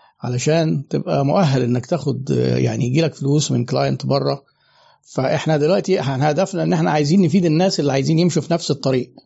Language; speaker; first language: Arabic; native; Arabic